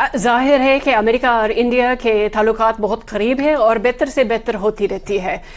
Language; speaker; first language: Hindi; non-native, fluent; English